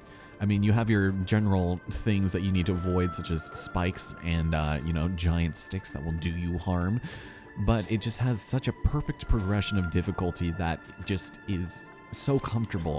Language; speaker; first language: English; native; English